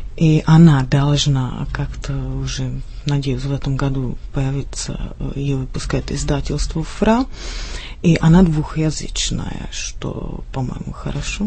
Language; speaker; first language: Russian; non-native, fluent; Czech